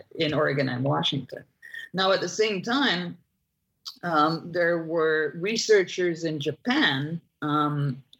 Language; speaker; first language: English; non-native, fluent; Dutch